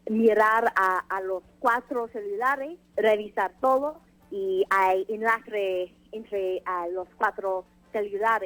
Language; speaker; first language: Spanish; non-native, fluent; English